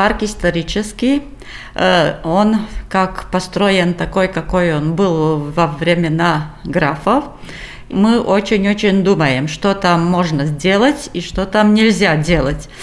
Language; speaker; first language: Russian; non-native, local second language; Latvian